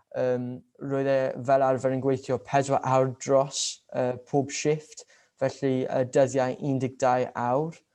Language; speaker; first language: Welsh; non-native, local second language; English